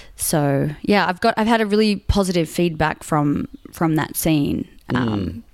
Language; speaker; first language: English; native; English